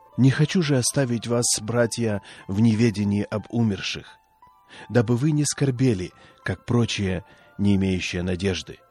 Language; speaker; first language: Russian; non-native, fluent; Swedish